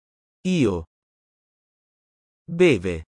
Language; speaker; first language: Italian; non-native, learner; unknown